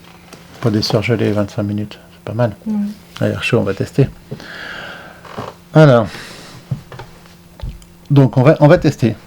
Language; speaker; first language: French; native; French